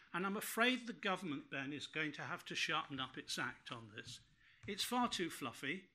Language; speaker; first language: English; native; English